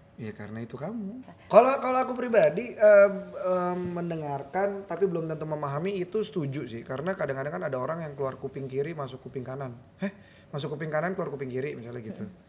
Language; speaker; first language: Indonesian; native; Indonesian